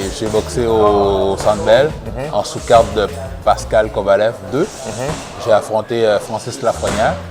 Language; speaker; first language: French; early bilingual, other home language; Haitian Creole